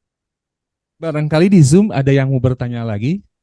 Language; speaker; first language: Indonesian; native; Indonesian